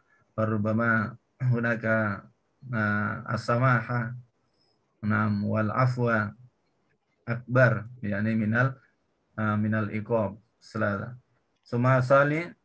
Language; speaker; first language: Arabic; non-native, learner; Indonesian